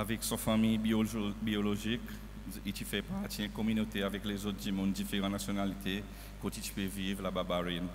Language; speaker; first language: French; non-native, local second language; Seselwa Creole French